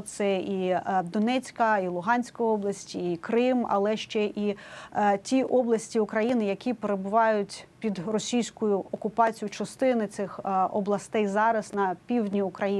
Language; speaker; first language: Ukrainian; native; Ukrainian